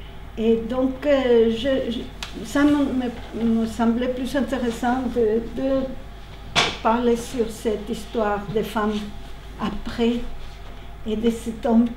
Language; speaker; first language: French; non-native, learner; Spanish